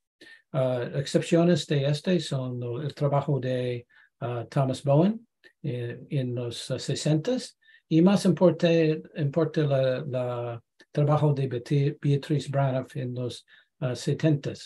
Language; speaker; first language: Spanish; non-native, learner; English